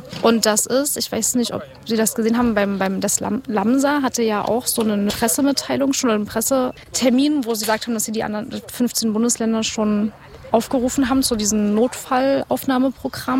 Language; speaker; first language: German; native; German